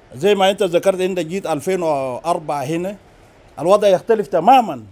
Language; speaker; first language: Arabic; native; Arabic